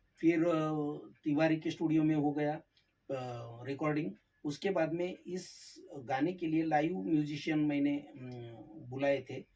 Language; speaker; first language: Hindi; non-native, local second language; Marathi